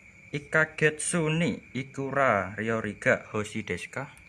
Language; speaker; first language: Japanese; non-native, learner; Indonesian